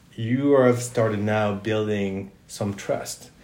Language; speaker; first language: English; non-native, fluent; French